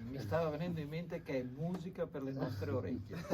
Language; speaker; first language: Italian; native; Italian